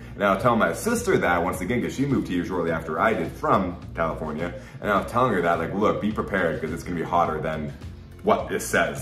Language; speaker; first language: English; native; English